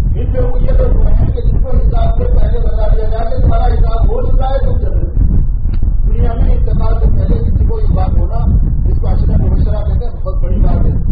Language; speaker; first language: Urdu; native; Urdu